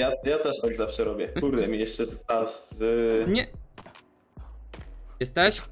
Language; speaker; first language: Polish; native; Polish